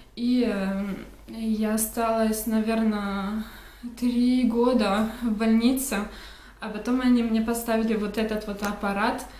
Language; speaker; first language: Russian; early bilingual, heritage; Russian